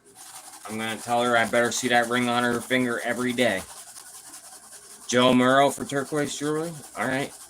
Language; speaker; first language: English; native; English